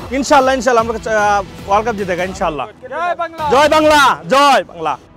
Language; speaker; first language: Hindi; non-native, fluent; Bangla